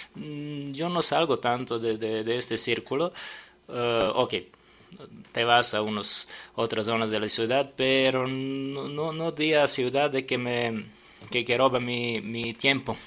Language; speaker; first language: Spanish; non-native, fluent; Serbian